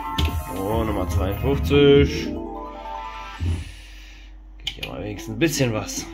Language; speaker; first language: German; native; German